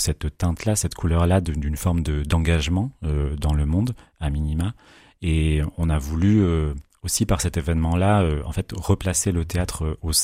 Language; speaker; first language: French; native; French